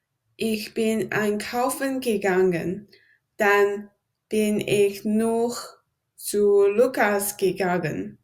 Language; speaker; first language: German; non-native, learner; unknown